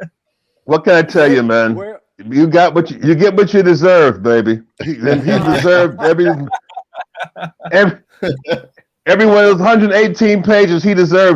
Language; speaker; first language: English; native; English